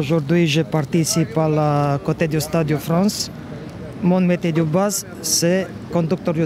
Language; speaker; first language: French; non-native, learner; Romanian